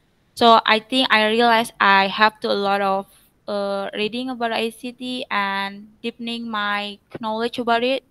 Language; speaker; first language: English; non-native, learner; Indonesian